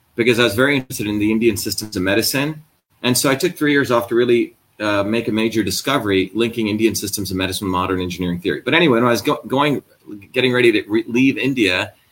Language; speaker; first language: English; native; English